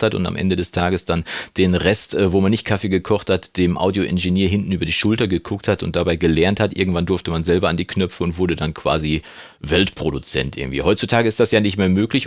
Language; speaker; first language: German; native; German